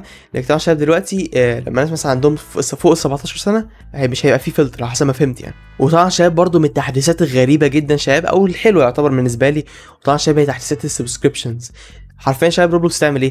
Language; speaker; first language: Arabic; native; Arabic